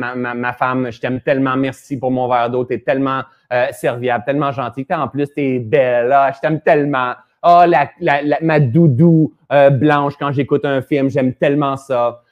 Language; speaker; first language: French; native; French